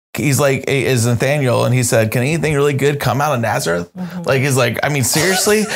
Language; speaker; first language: English; native; English